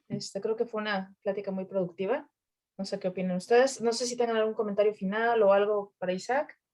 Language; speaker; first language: Spanish; native; Spanish